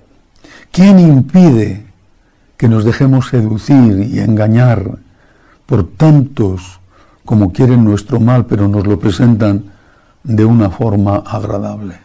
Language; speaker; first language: Spanish; native; Spanish